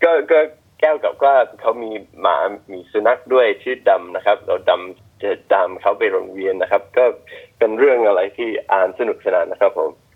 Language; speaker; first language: Thai; non-native, fluent; English